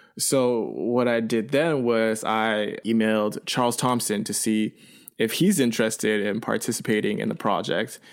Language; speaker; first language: English; early bilingual, other home language; Chinese